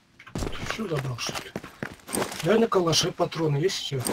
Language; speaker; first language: Russian; native; Russian